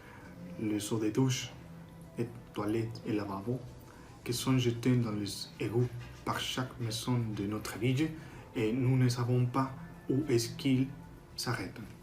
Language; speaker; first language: French; non-native, learner; Spanish